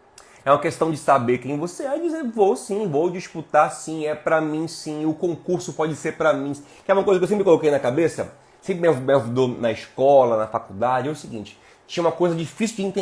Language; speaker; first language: Portuguese; native; Portuguese